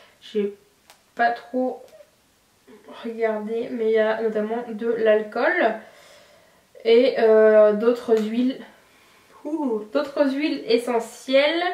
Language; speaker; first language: French; native; French